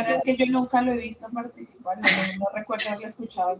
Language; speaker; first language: Spanish; native; Spanish